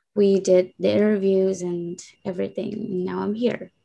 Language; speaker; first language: English; non-native, fluent; Indonesian